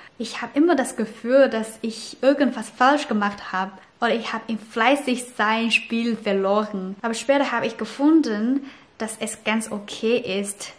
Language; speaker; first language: German; non-native, fluent; Chinese